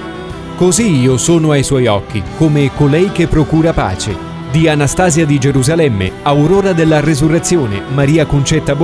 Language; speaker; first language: Italian; native; Italian